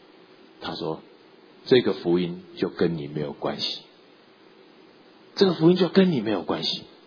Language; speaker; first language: Chinese; native; Chinese